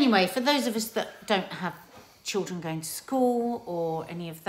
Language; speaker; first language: English; native; English